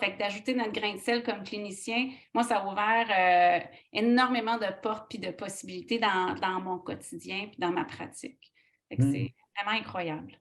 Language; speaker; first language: French; native; French